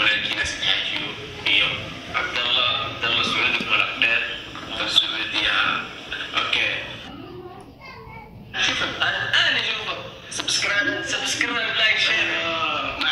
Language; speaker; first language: Arabic; non-native, learner; Somali